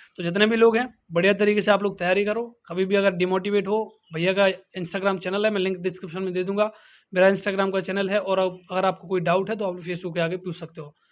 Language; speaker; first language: Hindi; native; Hindi